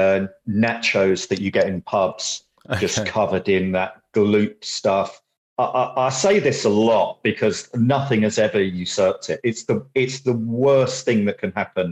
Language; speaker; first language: English; native; English